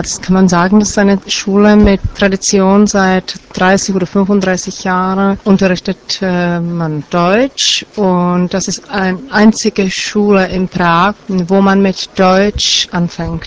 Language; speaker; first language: German; non-native, fluent; Czech